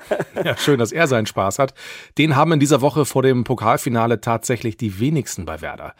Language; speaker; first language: German; native; German